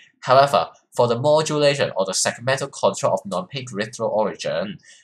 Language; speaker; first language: English; non-native, local second language; Cantonese